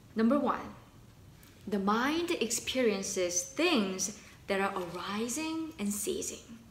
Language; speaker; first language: English; non-native, fluent; Korean